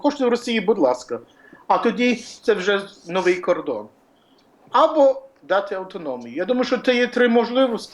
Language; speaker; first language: Ukrainian; early bilingual, heritage; Ukrainian